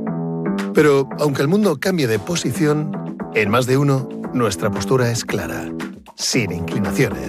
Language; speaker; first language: Spanish; native; Spanish